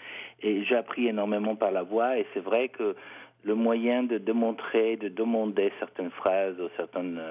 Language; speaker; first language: French; non-native, fluent; Italian